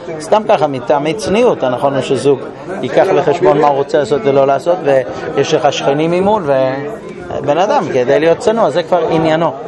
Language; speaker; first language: Hebrew; non-native, fluent; English